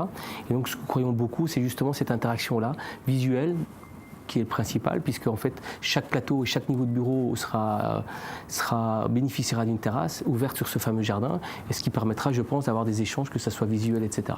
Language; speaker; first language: French; native; French